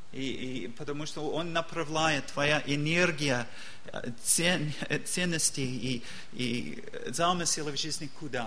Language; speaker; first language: Russian; non-native, learner; English